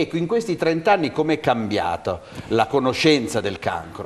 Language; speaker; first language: Italian; native; Italian